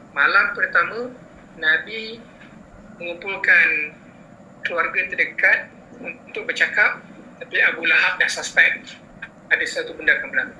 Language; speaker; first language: Malay; native; Malay